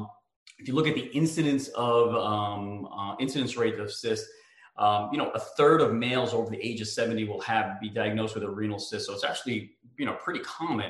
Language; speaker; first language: English; native; English